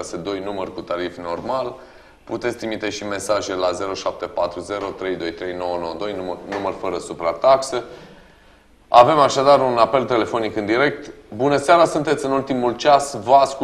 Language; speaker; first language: Romanian; native; Romanian